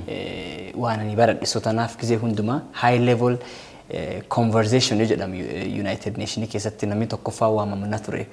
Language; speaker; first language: Oromo; early bilingual, heritage; Oromo